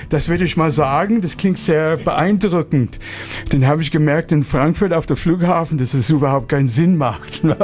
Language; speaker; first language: German; non-native, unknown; English